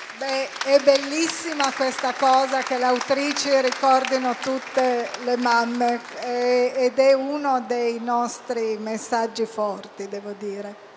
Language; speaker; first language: Italian; native; Italian